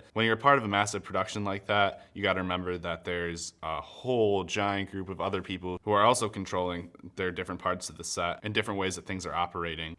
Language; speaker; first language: English; native; English